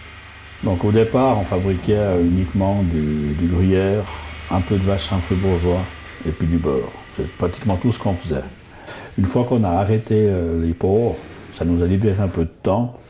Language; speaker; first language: French; native; French